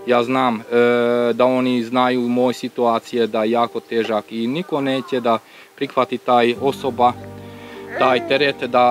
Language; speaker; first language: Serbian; non-native, local second language; Hungarian